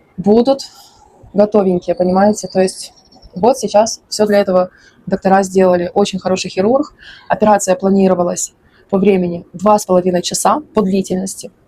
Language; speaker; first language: Russian; native; Russian